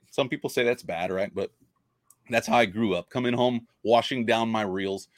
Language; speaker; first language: English; native; English